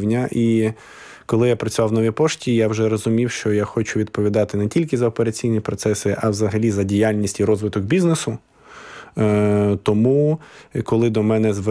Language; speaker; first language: Ukrainian; native; Ukrainian